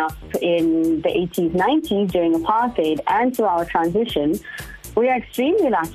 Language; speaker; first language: English; native; English